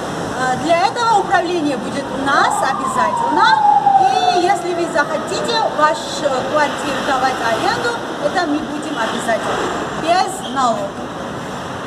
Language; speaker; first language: Russian; non-native, learner; Georgian